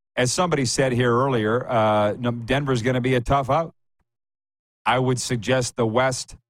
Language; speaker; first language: English; native; English